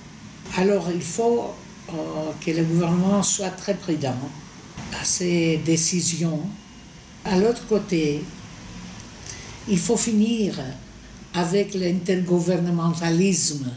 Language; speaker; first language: French; non-native, fluent; Greek